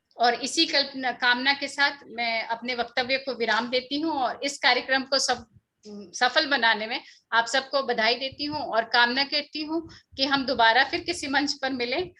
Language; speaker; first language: Hindi; native; Hindi